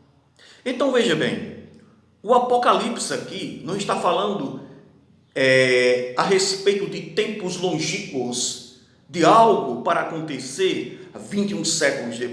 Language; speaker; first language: Portuguese; native; Portuguese